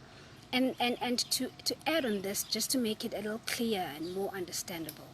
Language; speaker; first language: English; non-native, local second language; Zulu